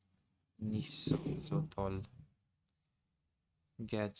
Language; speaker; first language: German; non-native, learner; Portuguese